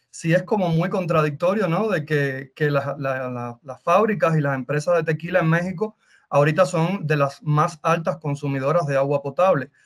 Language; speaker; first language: Spanish; native; Spanish